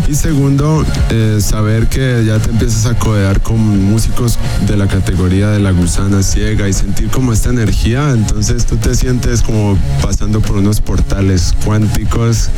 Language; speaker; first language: Spanish; native; Spanish